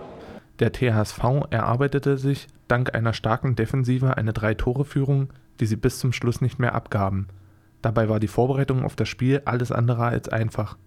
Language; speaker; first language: German; native; German